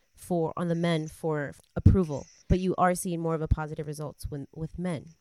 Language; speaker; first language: English; non-native, local second language; Masai